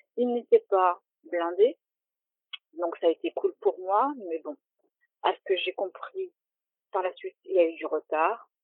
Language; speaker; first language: French; native; French